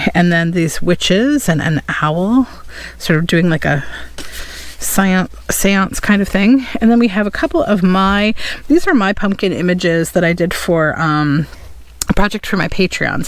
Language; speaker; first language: English; native; English